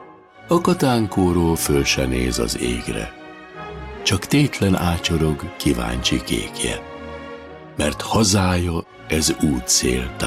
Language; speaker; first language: Hungarian; native; Hungarian